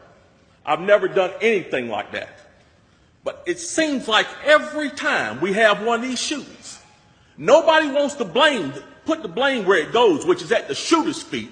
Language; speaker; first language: English; native; English